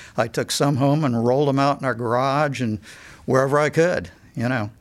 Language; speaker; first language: English; native; English